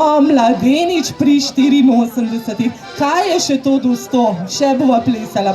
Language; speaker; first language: Slovenian; native; Slovenian